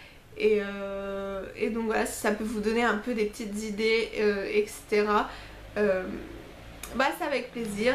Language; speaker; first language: French; native; French